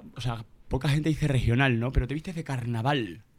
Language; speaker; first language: Spanish; native; Spanish